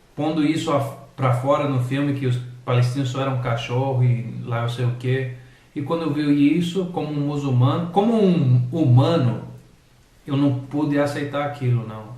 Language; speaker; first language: Portuguese; non-native, fluent; English